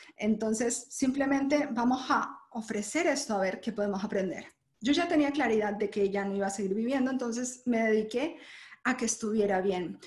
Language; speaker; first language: Spanish; native; Spanish